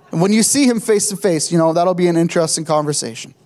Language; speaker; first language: English; native; English